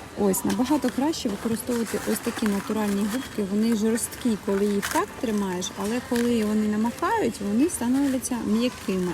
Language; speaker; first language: Ukrainian; non-native, local second language; Russian